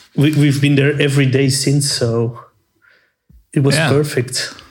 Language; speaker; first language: English; non-native, fluent; Dutch